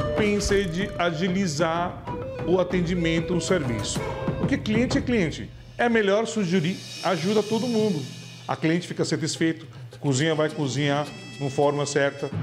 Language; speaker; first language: Portuguese; non-native, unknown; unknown